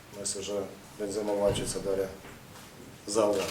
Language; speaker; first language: Polish; non-native, learner; Ukrainian